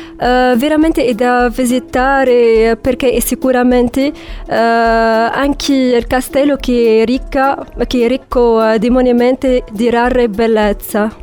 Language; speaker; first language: Italian; non-native, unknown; Arabic